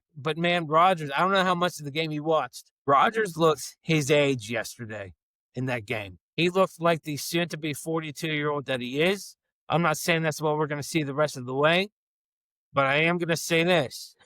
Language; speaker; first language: English; native; English